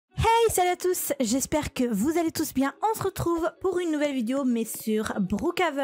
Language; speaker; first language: French; native; French